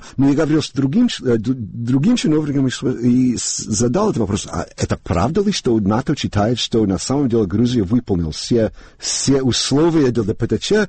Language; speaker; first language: Russian; non-native, learner; English